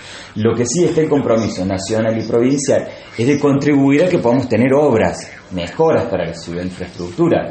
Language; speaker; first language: Spanish; native; Spanish